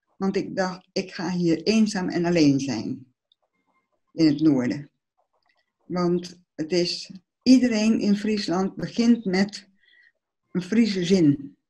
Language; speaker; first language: Dutch; early bilingual, other home language; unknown